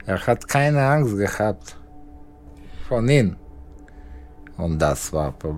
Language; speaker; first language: German; non-native, learner; Russian